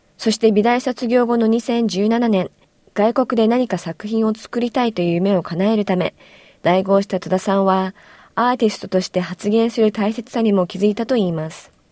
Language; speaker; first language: Japanese; native; Japanese